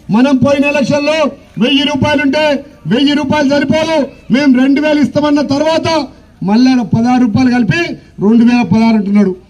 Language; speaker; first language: Telugu; native; Telugu